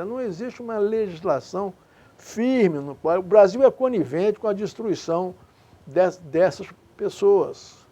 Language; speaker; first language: Portuguese; native; Portuguese